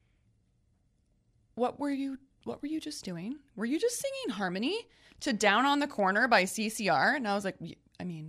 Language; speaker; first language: English; native; English